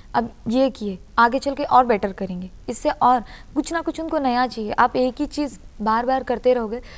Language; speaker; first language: Hindi; non-native, local second language; Urdu